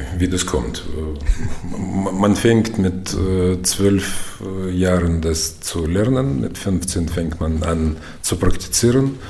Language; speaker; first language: German; non-native, fluent; Russian